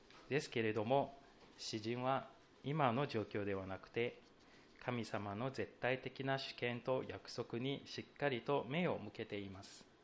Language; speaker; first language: Japanese; non-native, fluent; Chinese